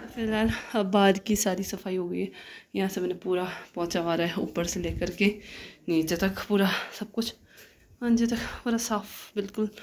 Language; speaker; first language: Hindi; non-native, local second language; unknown